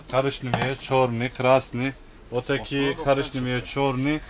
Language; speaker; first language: Russian; non-native, learner; Turkish